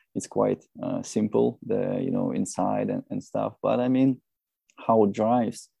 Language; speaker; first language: English; non-native, fluent; Russian